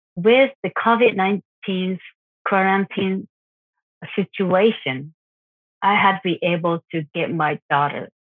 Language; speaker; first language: English; non-native, fluent; Japanese